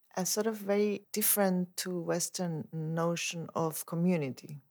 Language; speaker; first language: English; non-native, fluent; Spanish